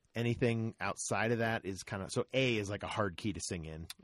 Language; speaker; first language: English; native; English